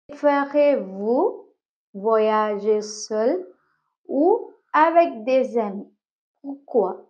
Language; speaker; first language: French; non-native, fluent; Tamil